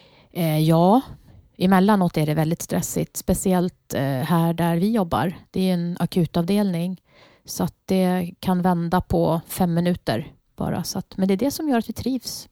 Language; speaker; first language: Swedish; non-native, fluent; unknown